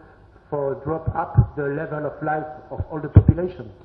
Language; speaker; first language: English; non-native, learner; French